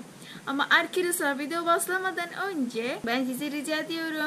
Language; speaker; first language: Turkish; non-native, learner; Javanese